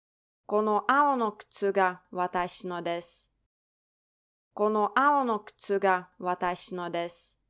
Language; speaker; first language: Japanese; non-native, fluent; Lithuanian